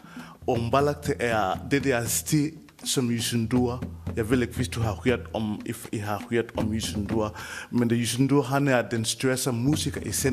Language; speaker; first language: Danish; non-native, fluent; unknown